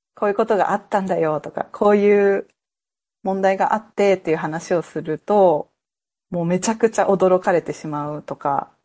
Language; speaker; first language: Japanese; native; Japanese